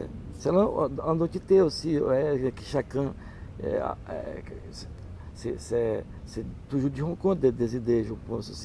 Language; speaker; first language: French; non-native, learner; Portuguese